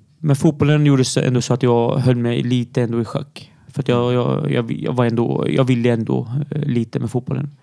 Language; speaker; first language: Swedish; early bilingual, other home language; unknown